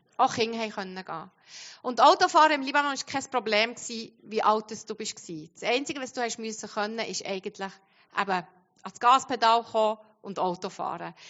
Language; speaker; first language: German; non-native, fluent; Arabic